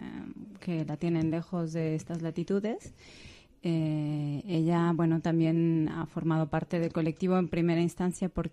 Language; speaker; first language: Spanish; native; Spanish